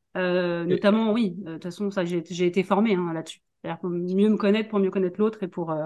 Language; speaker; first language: French; native; French